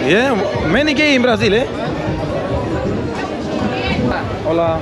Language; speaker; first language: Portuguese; non-native, learner; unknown